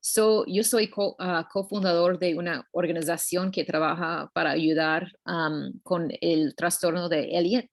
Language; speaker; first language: Spanish; non-native, learner; English